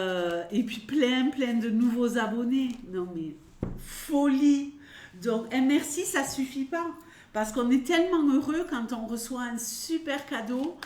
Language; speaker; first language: French; native; French